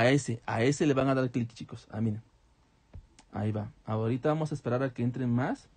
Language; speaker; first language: Spanish; native; Spanish